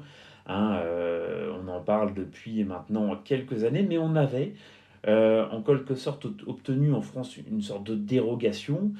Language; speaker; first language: French; native; French